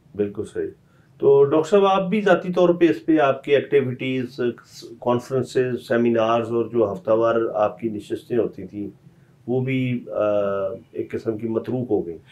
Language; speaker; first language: Urdu; non-native, local second language; Punjabi